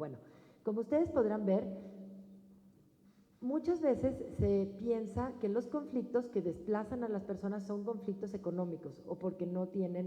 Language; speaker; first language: Spanish; native; Spanish